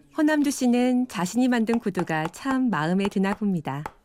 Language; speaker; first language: Korean; native; Korean